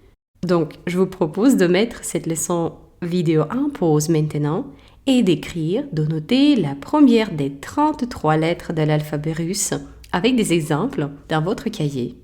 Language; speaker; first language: French; non-native, fluent; Russian